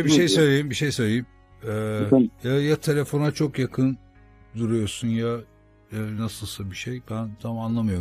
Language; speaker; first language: Turkish; native; Turkish